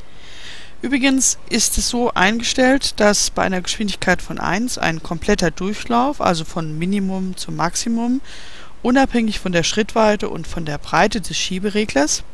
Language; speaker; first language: German; native; German